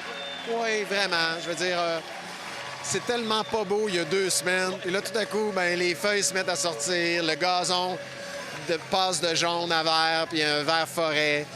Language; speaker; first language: French; native; French